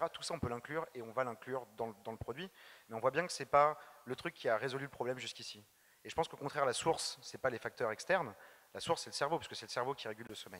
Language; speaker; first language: French; native; French